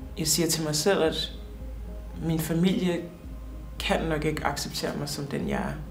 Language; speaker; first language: Danish; early bilingual, other home language; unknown